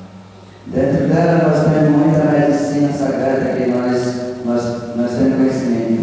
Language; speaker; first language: Portuguese; non-native, local second language; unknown